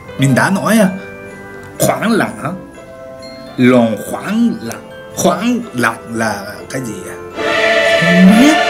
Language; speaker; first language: Vietnamese; non-native, learner; Japanese